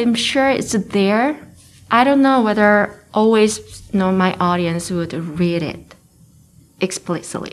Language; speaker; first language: English; non-native, fluent; Korean